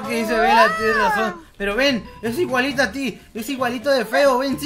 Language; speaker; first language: Spanish; native; Spanish